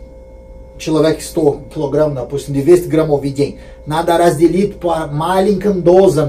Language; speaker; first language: Russian; non-native, fluent; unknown